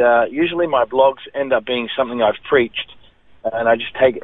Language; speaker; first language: English; native; English